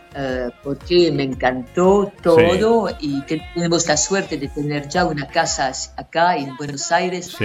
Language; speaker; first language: Spanish; non-native, learner; French